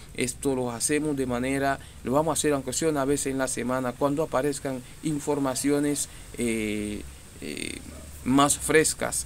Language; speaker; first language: Spanish; native; Spanish